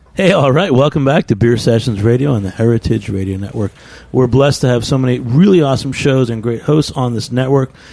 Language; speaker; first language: English; native; English